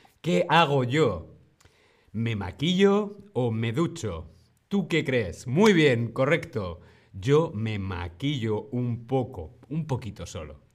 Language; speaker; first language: Spanish; non-native, fluent; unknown